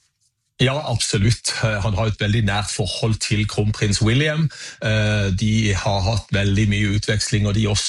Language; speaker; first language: Norwegian; native; Norwegian